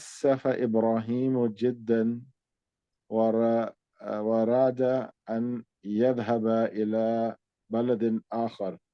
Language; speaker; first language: Arabic; non-native, learner; Urdu